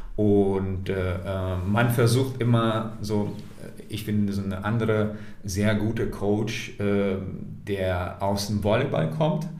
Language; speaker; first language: German; non-native, fluent; Italian